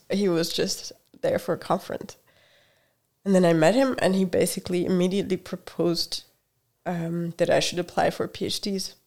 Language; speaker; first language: English; non-native, fluent; Hungarian